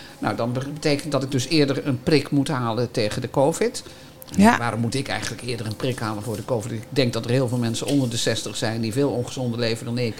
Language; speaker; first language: Dutch; native; Dutch